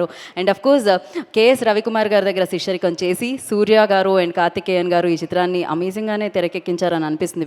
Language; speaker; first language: Telugu; native; Telugu